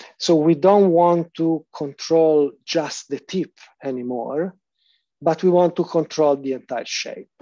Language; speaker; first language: English; non-native, fluent; Italian